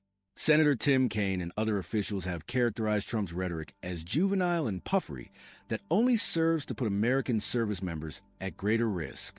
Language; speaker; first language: English; native; English